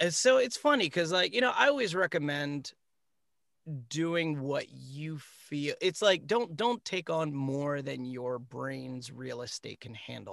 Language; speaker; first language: English; early bilingual, other home language; Spanish